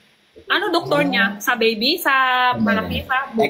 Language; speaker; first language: Filipino; non-native, learner; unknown